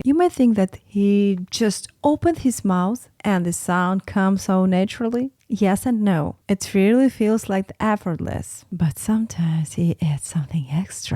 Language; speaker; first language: English; non-native, fluent; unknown